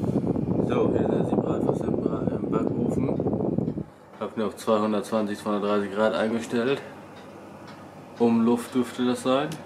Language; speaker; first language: German; native; German